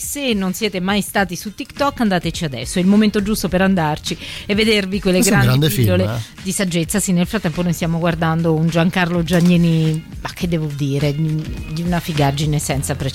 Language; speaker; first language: Italian; native; Italian